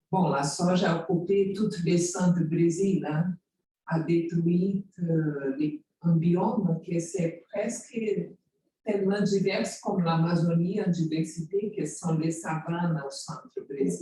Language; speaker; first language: French; non-native, fluent; Portuguese